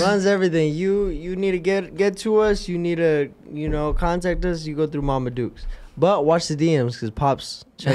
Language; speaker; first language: English; native; English